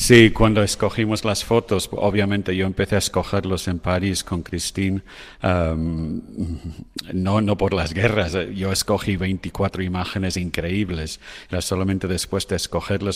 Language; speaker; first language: Spanish; non-native, fluent; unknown